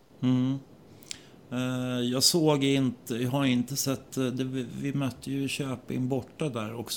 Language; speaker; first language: Swedish; native; Swedish